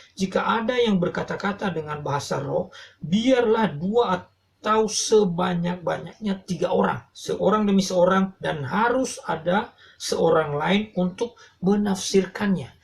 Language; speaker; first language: Indonesian; non-native, local second language; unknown